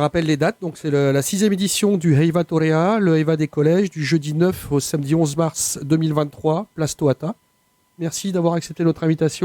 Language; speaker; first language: French; native; French